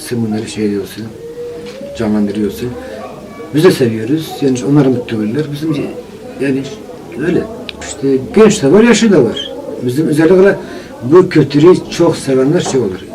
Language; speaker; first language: Turkish; non-native, local second language; Kurdish